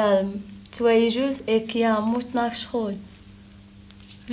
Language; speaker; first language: Dutch; non-native, learner; Arabic